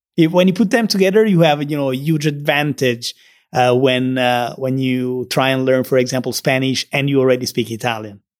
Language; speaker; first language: English; non-native, fluent; Italian